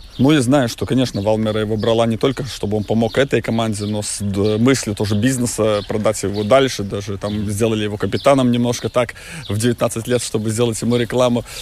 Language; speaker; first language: Russian; non-native, local second language; Latvian